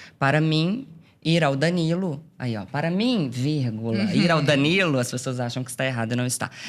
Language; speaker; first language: Portuguese; native; Portuguese